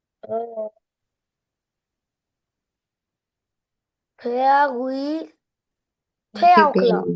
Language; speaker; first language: English; non-native, learner; Vietnamese